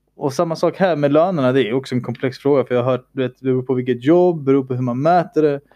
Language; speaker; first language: Swedish; early bilingual, other home language; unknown